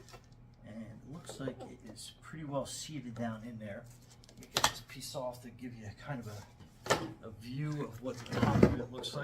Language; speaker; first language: English; native; English